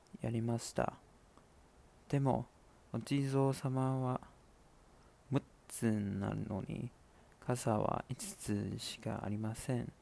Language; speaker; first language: Japanese; non-native, learner; Chinese